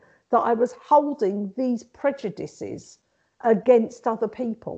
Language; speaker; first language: English; native; English